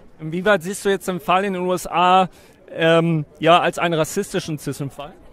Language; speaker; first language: German; native; German